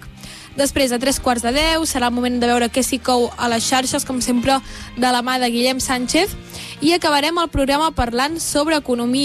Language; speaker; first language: Catalan; native; Catalan